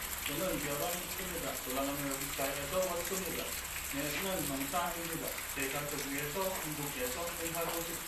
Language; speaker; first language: Korean; non-native, learner; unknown